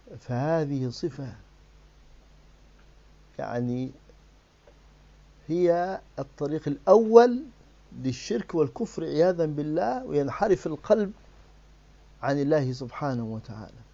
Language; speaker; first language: Arabic; native; Arabic